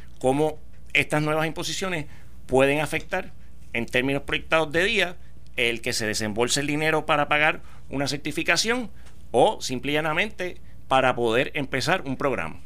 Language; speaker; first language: Spanish; native; Spanish